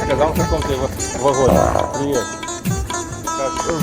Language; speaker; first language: Russian; non-native, fluent; Urdu